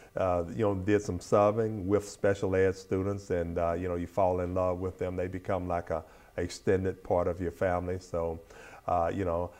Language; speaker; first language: English; native; English